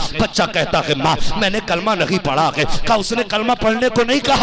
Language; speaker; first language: Urdu; native; Urdu